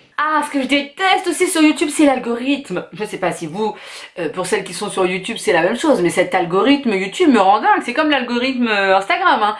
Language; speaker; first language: French; native; French